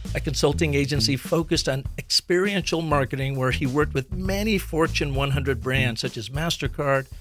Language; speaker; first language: English; native; English